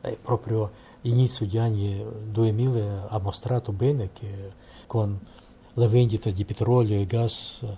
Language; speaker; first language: Italian; non-native, learner; Russian